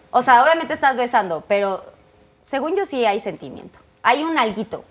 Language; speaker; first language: Spanish; native; Spanish